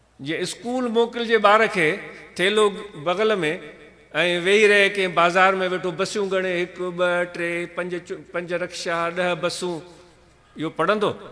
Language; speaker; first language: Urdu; non-native, local second language; Sindhi